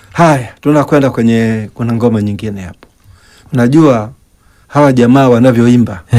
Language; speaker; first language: Swahili; native; Swahili